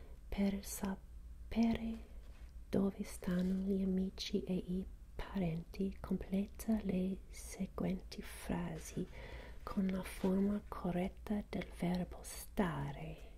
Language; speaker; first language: Italian; non-native, learner; English